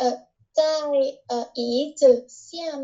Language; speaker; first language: Chinese; non-native, learner; Vietnamese